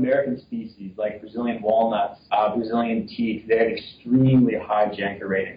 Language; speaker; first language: English; native; English